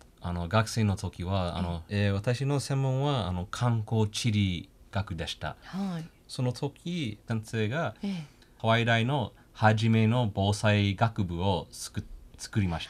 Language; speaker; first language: Japanese; non-native, fluent; English